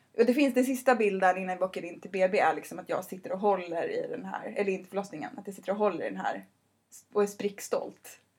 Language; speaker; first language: Swedish; native; Swedish